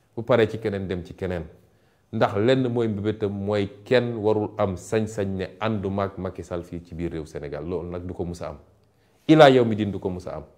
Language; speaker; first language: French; non-native, local second language; Wolof